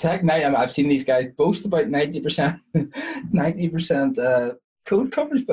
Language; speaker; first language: English; native; English